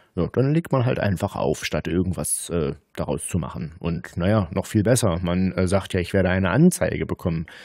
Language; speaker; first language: German; native; German